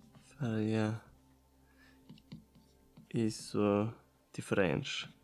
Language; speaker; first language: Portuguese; non-native, learner; German